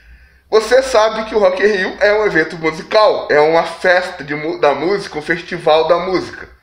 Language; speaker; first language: Portuguese; native; Portuguese